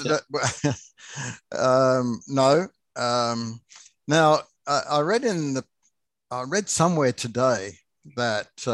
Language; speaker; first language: English; native; English